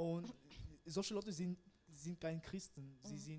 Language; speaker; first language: German; non-native, learner; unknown